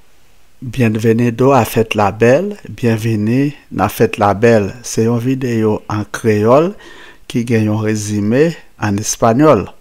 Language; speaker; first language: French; non-native, local second language; Haitian Creole